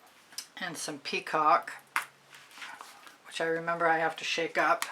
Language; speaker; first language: English; native; English